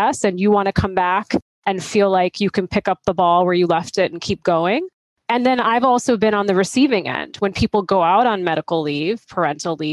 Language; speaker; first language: English; native; English